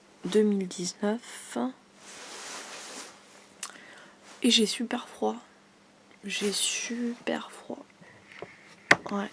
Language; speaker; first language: French; native; French